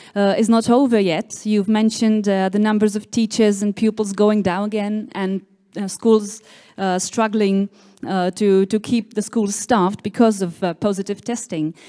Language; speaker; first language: English; non-native, fluent; Czech